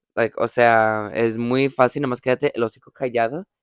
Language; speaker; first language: Spanish; early bilingual, heritage; Spanish